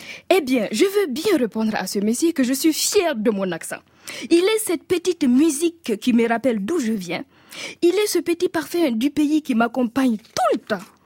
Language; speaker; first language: French; non-native, local second language; Mossi